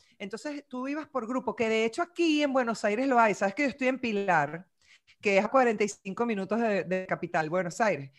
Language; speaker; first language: Spanish; native; Spanish